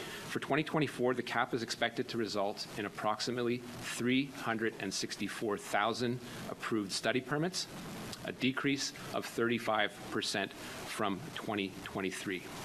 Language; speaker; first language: English; native; English